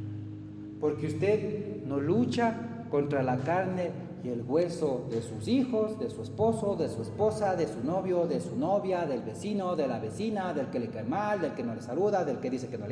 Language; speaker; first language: Spanish; native; Spanish